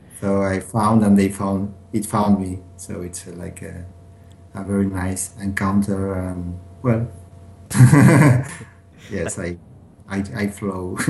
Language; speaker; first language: English; non-native, learner; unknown